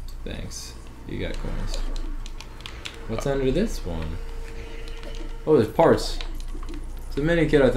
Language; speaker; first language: English; native; English